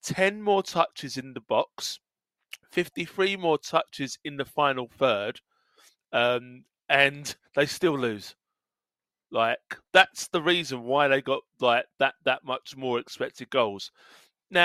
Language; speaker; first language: English; native; English